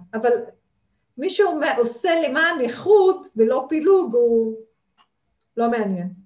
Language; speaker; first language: Hebrew; non-native, local second language; Arabic